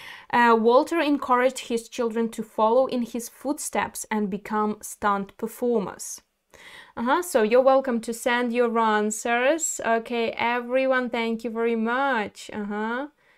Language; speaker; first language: English; non-native, fluent; Ukrainian